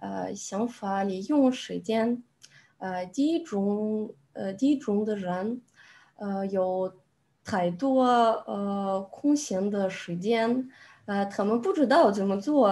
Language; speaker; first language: Chinese; non-native, learner; Russian